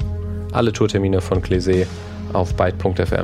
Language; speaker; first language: German; native; German